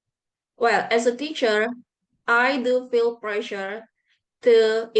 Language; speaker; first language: English; non-native, fluent; Buginese